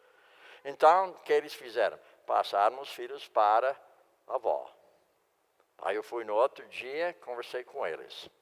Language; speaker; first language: Portuguese; non-native, fluent; English